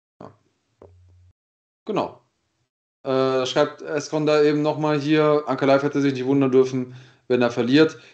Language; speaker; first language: German; native; German